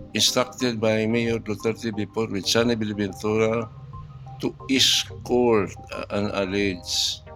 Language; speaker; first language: English; non-native, local second language; Cebuano